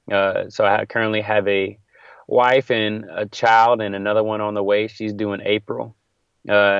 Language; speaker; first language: English; native; English